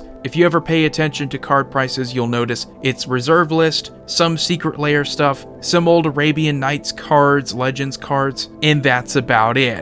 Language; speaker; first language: English; native; English